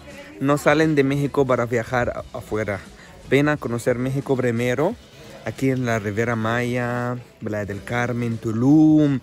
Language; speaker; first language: Spanish; non-native, fluent; Arabic